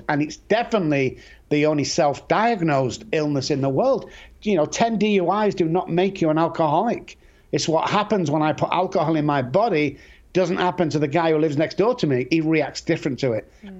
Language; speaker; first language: English; native; English